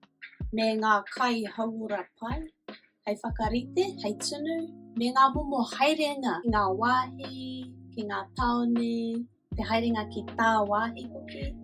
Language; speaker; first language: Māori; non-native, local second language; English